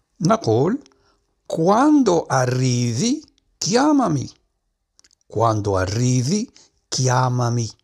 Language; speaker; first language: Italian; non-native, fluent; Arabic